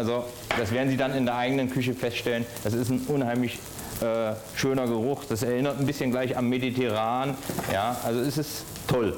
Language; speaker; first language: German; native; German